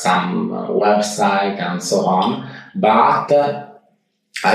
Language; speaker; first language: English; non-native, fluent; Italian